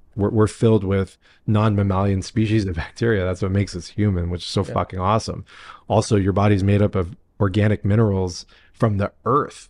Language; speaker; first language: English; native; English